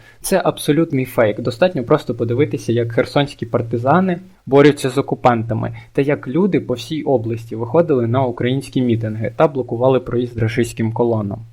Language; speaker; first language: Ukrainian; non-native, local second language; Russian